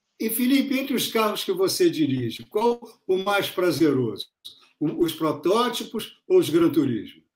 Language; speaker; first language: Portuguese; native; Portuguese